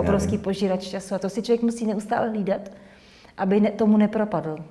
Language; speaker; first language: Czech; native; Czech